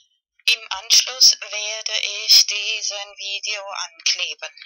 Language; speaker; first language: German; non-native, fluent; Spanish